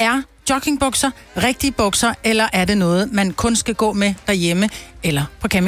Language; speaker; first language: Danish; native; Danish